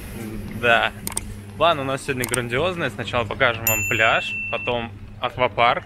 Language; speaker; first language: Russian; native; Russian